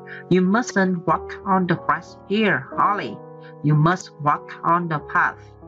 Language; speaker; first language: English; non-native, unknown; Vietnamese